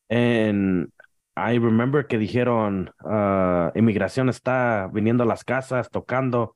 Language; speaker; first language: Spanish; early bilingual, heritage; Spanish